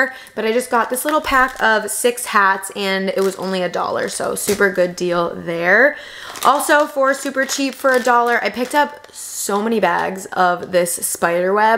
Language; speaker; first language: English; native; English